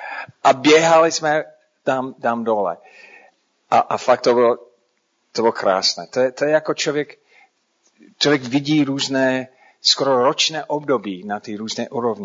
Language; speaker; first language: Czech; non-native, fluent; English